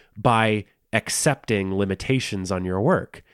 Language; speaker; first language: English; native; English